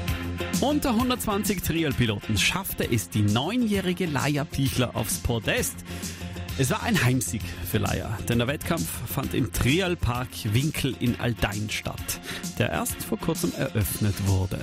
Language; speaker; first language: German; native; German